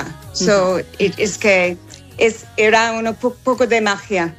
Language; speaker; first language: Spanish; non-native, fluent; English